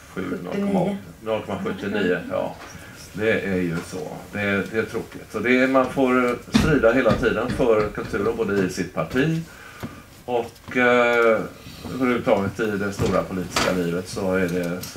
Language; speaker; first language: Swedish; native; Swedish